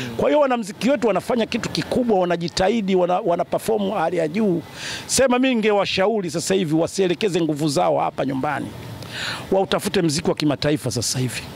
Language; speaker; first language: Swahili; native; Swahili